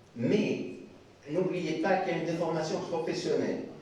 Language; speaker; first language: French; non-native, local second language; Arabic